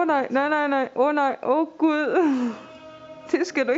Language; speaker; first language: Danish; native; Danish